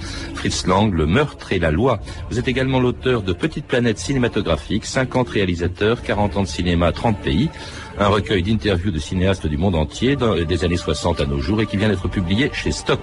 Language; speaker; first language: French; native; French